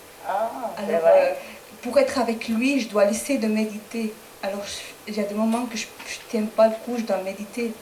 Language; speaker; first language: French; non-native, fluent; Spanish